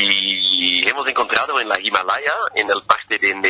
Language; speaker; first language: Spanish; non-native, fluent; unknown